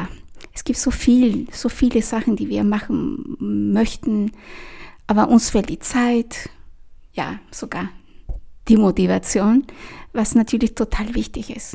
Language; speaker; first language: German; non-native, fluent; Spanish